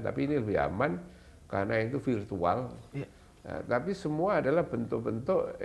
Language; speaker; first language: Indonesian; native; Indonesian